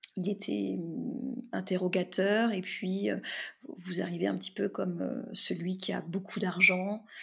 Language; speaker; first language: French; native; French